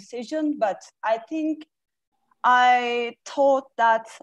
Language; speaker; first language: English; non-native, fluent; Turkish